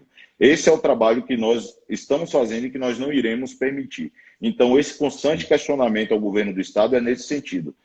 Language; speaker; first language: Portuguese; native; Portuguese